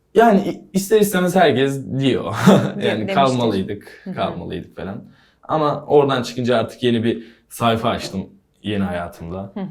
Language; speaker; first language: Turkish; native; Turkish